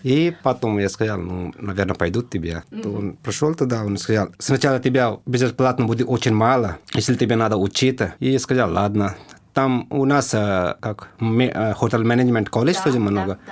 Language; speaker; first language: Russian; non-native, learner; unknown